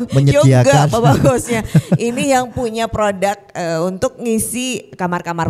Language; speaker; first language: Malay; non-native, local second language; Javanese